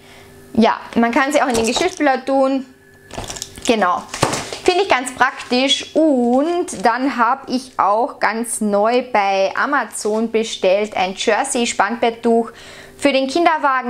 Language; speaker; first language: German; native; German